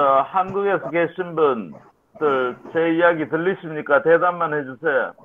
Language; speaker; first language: Korean; native; Korean